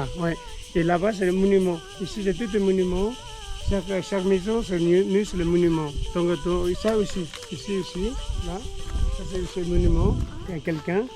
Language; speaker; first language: French; non-native, learner; Nepali